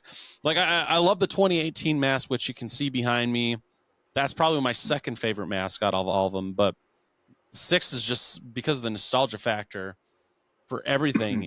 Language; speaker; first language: English; native; English